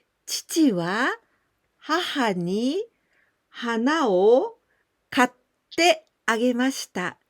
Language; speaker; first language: Japanese; non-native, fluent; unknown